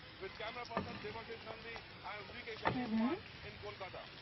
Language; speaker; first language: English; non-native, local second language; Bangla